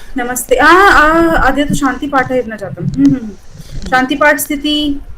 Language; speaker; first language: Hindi; native; Hindi